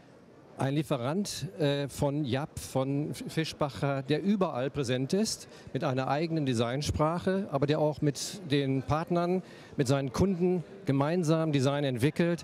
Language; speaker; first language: German; native; German